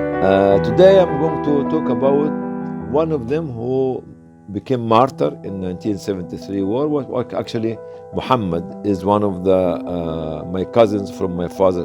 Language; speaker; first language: English; non-native, fluent; Arabic